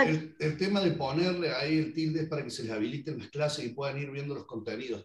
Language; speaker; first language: Spanish; native; Spanish